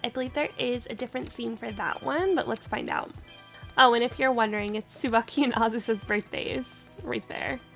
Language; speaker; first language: English; native; English